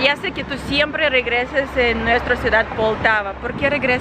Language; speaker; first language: Spanish; non-native, fluent; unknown